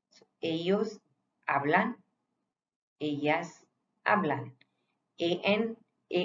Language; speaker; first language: Spanish; non-native, fluent; Hindi